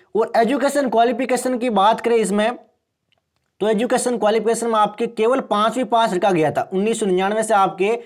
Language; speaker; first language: Hindi; native; Hindi